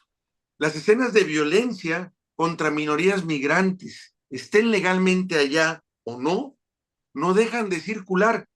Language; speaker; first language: Spanish; native; Spanish